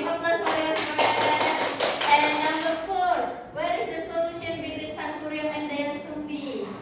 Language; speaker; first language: English; non-native, learner; Indonesian